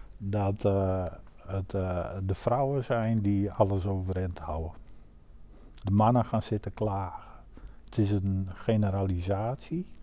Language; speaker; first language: Dutch; native; Dutch